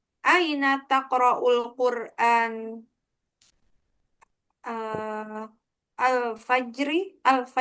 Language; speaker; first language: Arabic; non-native, learner; Indonesian